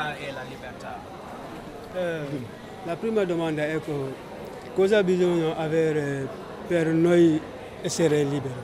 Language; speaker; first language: Italian; non-native, learner; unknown